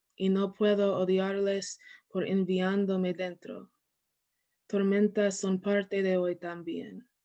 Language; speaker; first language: Spanish; non-native, learner; English